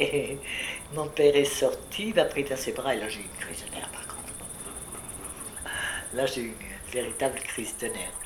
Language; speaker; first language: French; early bilingual, other home language; Spanish